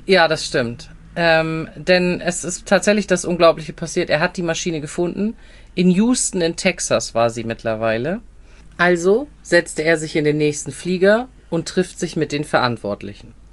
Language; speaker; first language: German; native; German